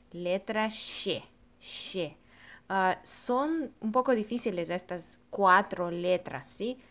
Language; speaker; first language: Spanish; non-native, fluent; Russian